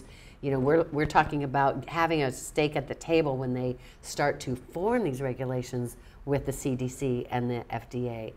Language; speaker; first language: English; native; English